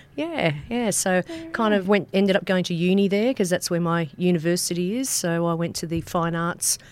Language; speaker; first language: English; native; English